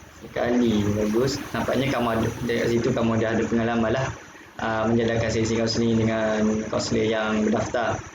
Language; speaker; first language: Malay; native; Malay